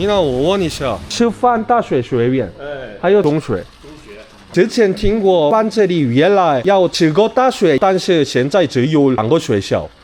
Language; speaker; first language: Chinese; non-native, learner; Korean